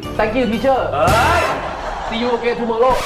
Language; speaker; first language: English; non-native, learner; Thai